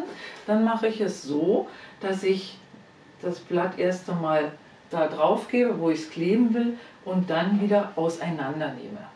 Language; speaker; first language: German; native; German